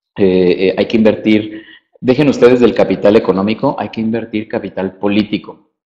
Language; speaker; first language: Spanish; native; Spanish